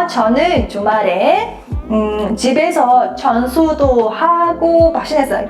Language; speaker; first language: Korean; non-native, fluent; Mongolian